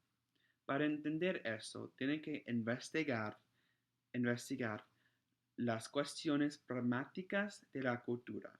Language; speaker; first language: Spanish; non-native, fluent; English